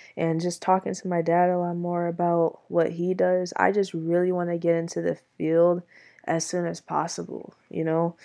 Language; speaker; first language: English; native; English